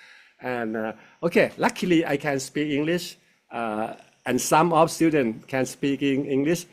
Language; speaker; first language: English; non-native, fluent; Thai